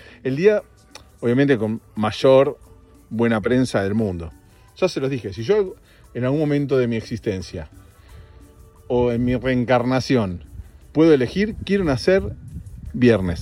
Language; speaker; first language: Spanish; native; Spanish